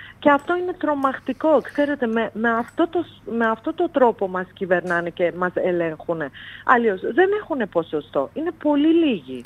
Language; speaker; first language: Greek; non-native, fluent; Persian